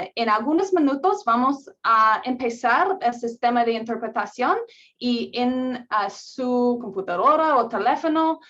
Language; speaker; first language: Spanish; non-native, learner; English